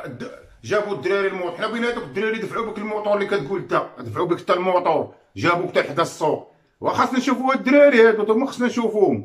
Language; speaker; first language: Arabic; native; Arabic